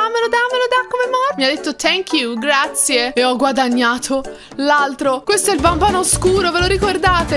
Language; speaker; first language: Italian; native; Italian